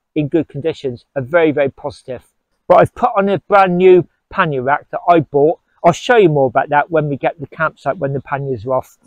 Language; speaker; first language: English; native; English